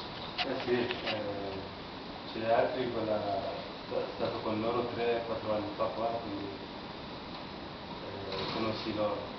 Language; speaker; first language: Italian; non-native, learner; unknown